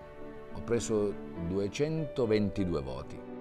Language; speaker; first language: Italian; native; Italian